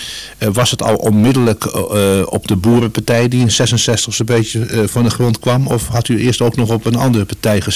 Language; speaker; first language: Dutch; native; Dutch